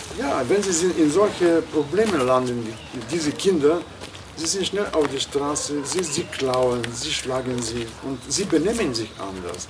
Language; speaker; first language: German; non-native, fluent; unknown